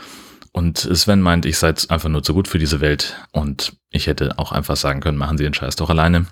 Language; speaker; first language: German; native; German